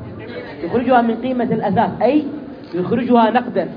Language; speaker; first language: Arabic; native; Arabic